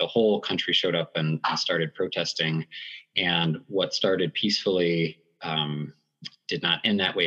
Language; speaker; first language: English; native; English